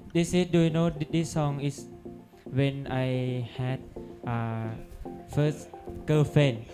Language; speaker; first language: English; non-native, learner; Thai